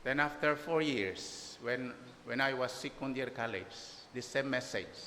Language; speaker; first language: English; non-native, local second language; Filipino